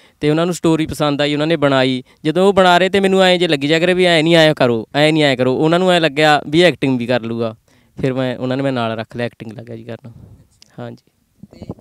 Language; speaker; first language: Punjabi; native; Punjabi